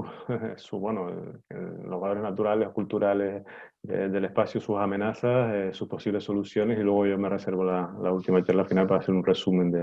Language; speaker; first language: Spanish; native; Spanish